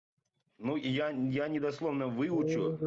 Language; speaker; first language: Russian; native; Russian